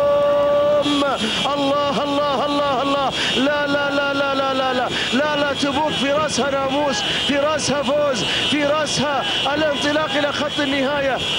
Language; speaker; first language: Arabic; native; Arabic